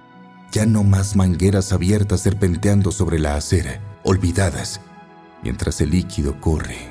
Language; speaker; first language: Spanish; native; Spanish